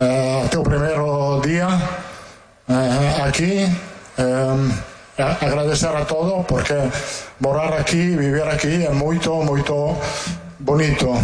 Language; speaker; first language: Portuguese; non-native, learner; Italian